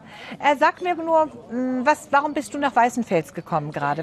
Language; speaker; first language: German; native; German